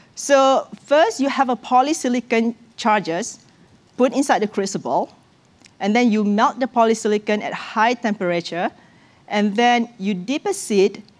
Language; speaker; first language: English; non-native, local second language; Malay